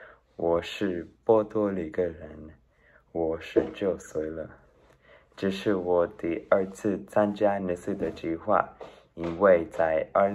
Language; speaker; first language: Chinese; non-native, learner; Spanish